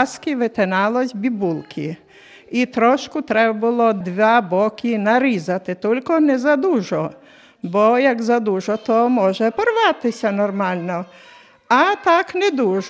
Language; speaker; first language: Ukrainian; native; Ukrainian